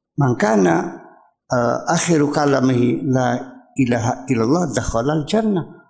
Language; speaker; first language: Indonesian; native; Indonesian